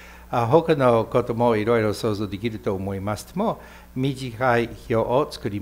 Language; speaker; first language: Japanese; non-native, fluent; English